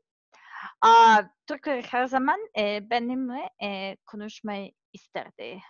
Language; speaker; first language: Turkish; non-native, learner; Serbian